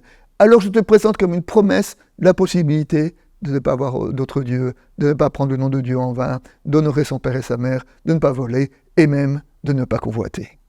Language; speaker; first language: French; native; French